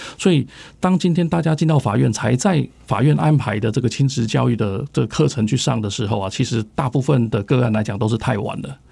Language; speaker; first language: Chinese; native; Chinese